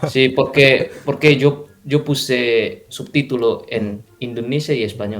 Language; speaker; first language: Spanish; non-native, fluent; Indonesian